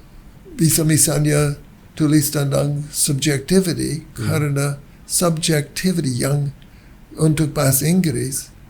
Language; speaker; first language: Indonesian; non-native, learner; English